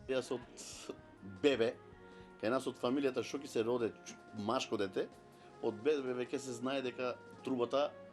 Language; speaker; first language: Macedonian; non-native, local second language; Romany